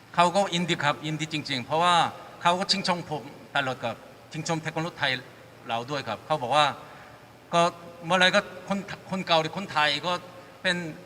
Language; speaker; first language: Thai; non-native, fluent; Korean